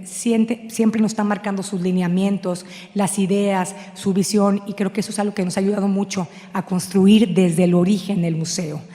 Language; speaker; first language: Spanish; native; Spanish